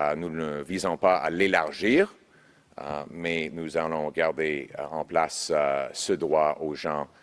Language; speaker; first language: French; non-native, local second language; English